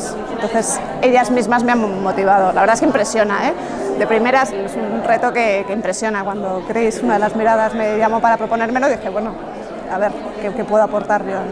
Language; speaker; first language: Spanish; native; Spanish